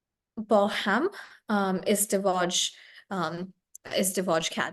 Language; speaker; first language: Persian; non-native, learner; English